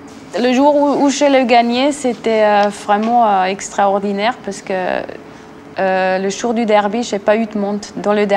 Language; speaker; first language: French; non-native, local second language; German